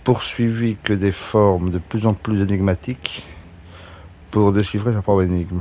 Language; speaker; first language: French; native; French